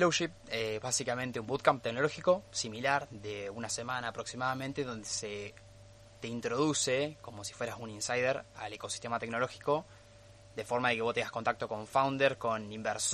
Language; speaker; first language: Spanish; native; Spanish